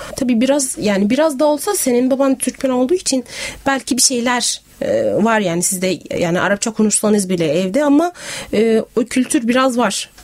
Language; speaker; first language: Turkish; non-native, fluent; Arabic